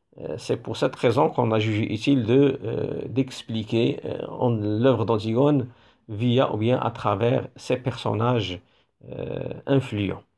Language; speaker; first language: French; non-native, local second language; Arabic